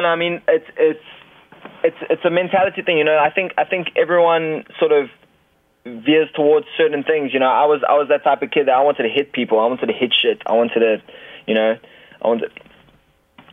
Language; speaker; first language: English; native; English